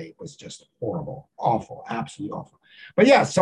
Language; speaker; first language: English; native; English